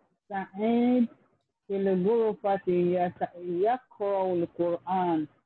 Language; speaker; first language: Arabic; non-native, learner; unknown